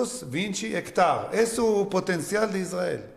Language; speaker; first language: Portuguese; non-native, learner; Hebrew